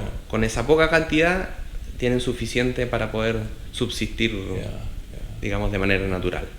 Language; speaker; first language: Spanish; native; Spanish